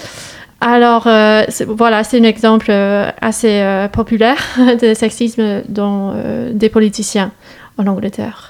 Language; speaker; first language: French; non-native, learner; English